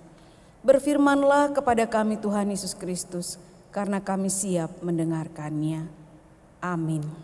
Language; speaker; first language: Indonesian; native; Indonesian